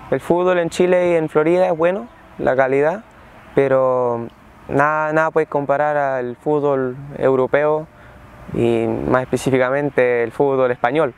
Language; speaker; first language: Spanish; early bilingual, heritage; Spanish